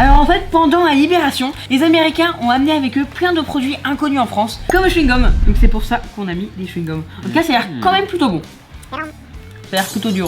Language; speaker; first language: French; native; French